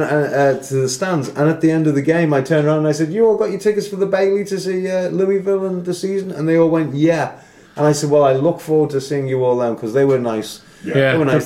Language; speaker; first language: English; native; English